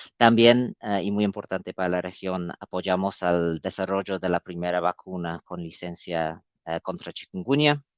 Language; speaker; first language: Spanish; non-native, fluent; English